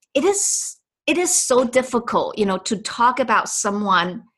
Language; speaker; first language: English; non-native, fluent; Chinese